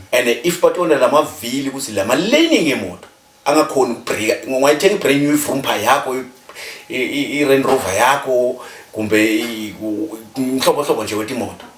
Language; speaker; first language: Zulu; non-native, local second language; Swati